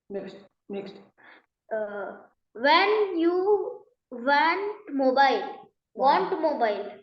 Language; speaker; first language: English; non-native, learner; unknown